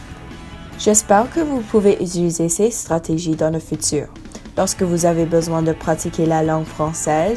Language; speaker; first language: French; non-native, local second language; English